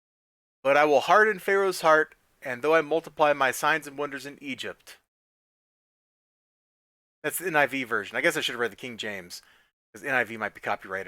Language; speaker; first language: English; native; English